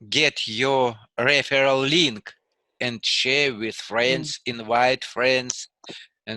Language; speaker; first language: English; non-native, learner; Russian